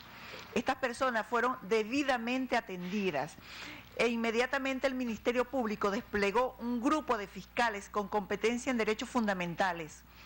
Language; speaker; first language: Spanish; native; Spanish